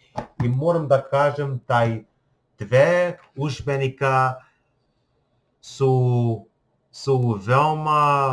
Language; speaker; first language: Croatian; non-native, learner; English